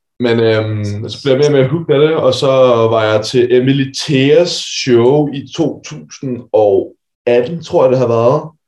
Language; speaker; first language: Danish; native; Danish